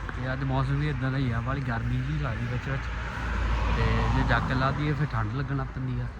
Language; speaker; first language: Punjabi; native; Punjabi